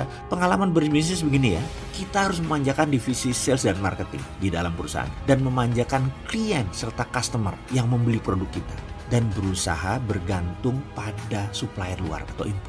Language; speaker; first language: Indonesian; native; Indonesian